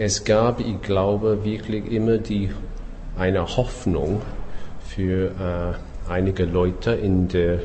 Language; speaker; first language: German; non-native, learner; English